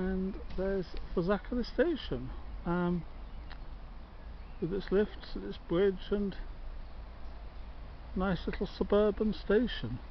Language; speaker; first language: English; native; English